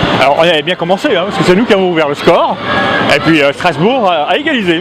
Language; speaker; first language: French; native; French